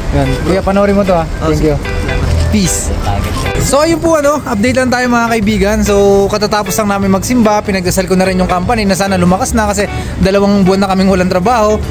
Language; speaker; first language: Filipino; native; Filipino